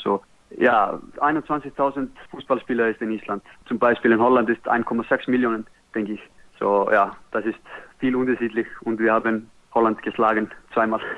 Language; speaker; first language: German; non-native, learner; Icelandic